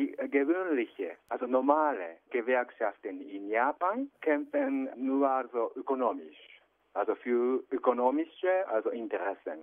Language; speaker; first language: German; non-native, fluent; Japanese